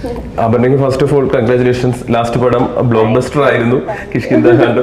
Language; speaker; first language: Malayalam; native; Malayalam